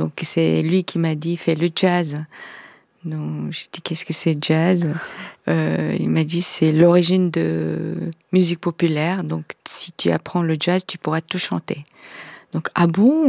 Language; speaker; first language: French; non-native, fluent; Korean